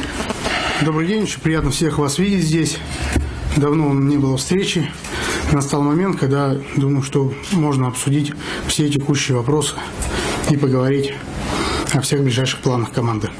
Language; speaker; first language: Russian; native; Russian